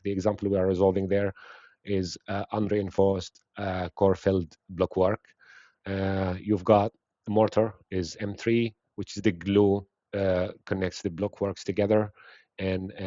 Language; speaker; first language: English; non-native, fluent; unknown